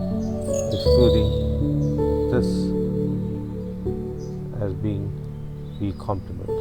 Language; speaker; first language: English; native; English